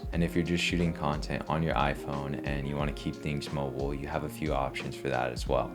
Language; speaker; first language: English; native; English